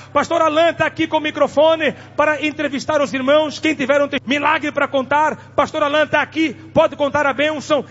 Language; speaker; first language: Portuguese; non-native, local second language; Tsonga